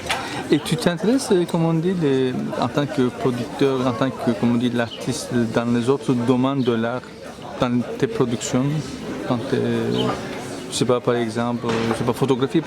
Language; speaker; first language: French; non-native, fluent; Turkish